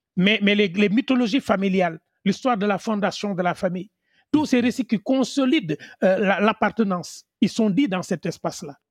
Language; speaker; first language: French; non-native, local second language; Wolof